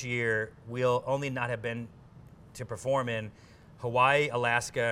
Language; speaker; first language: English; native; English